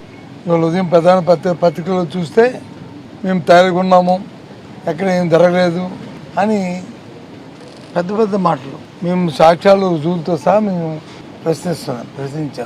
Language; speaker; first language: Telugu; native; Telugu